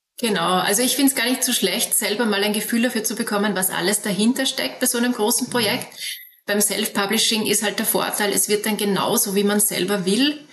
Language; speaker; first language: German; native; German